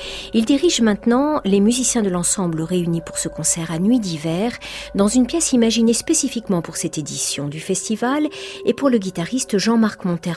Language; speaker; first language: French; native; French